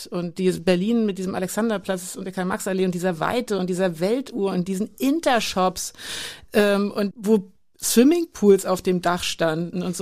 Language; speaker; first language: German; native; German